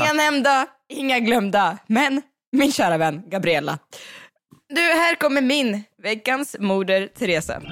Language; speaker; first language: Swedish; native; Swedish